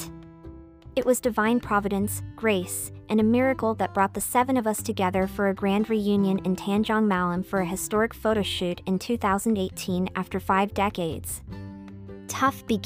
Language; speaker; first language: English; non-native, local second language; Cantonese